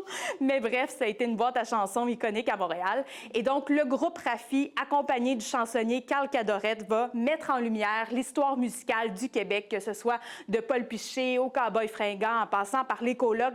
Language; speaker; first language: French; native; French